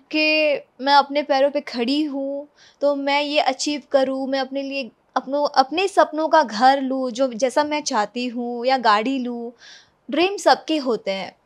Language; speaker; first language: Hindi; non-native, local second language; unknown